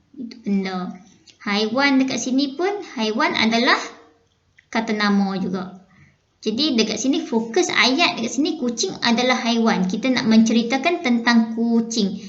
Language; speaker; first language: Malay; native; Malay